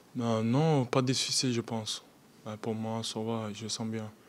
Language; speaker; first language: French; non-native, learner; Turkish